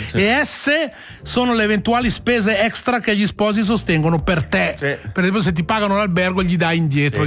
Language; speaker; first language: Italian; native; Italian